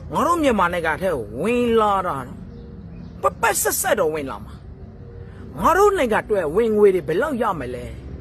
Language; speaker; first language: Burmese; native; Burmese